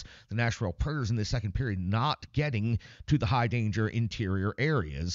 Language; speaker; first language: English; native; English